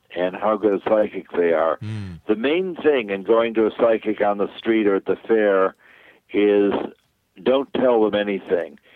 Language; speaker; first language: English; native; English